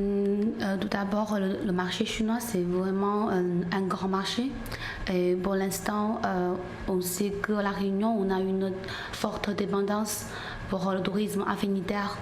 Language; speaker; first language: French; non-native, learner; Chinese